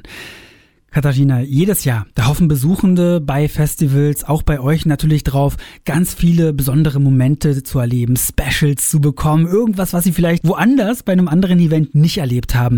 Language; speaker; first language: German; native; German